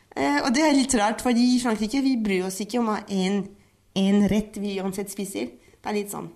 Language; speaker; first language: Norwegian; non-native, fluent; French